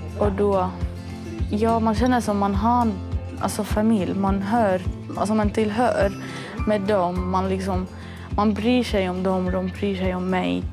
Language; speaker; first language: Swedish; non-native, fluent; Arabic